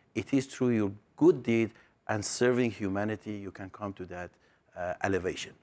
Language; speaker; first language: English; non-native, fluent; Persian